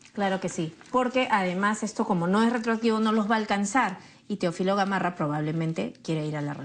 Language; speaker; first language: Spanish; native; Spanish